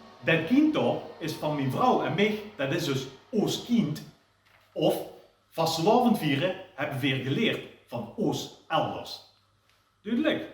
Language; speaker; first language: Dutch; native; Dutch